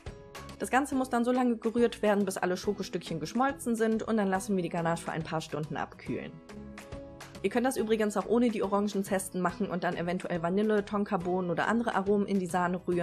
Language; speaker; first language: German; native; German